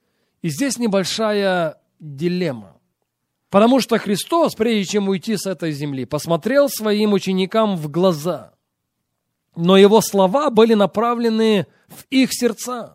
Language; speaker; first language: Russian; native; Russian